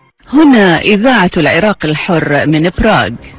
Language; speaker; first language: Arabic; native; Arabic